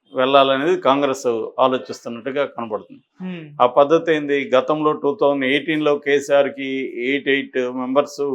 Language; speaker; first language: Telugu; native; Telugu